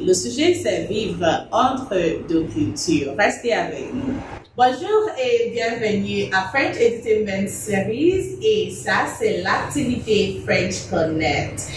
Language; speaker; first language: French; non-native, fluent; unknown